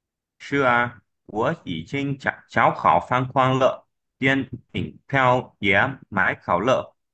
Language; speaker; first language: Chinese; non-native, learner; Vietnamese